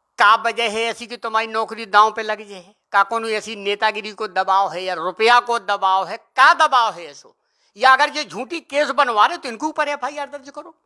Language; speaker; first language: Hindi; native; Hindi